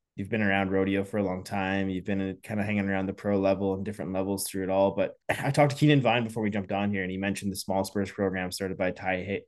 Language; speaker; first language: English; native; English